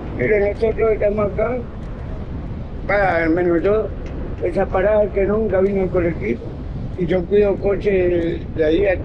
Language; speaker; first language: Spanish; native; Spanish